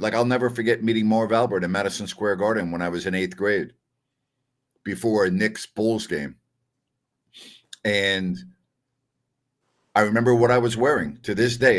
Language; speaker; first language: English; native; English